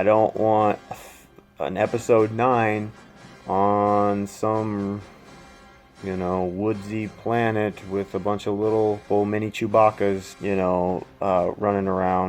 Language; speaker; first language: English; native; English